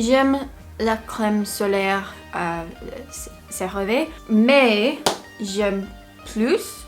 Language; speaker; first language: French; non-native, learner; English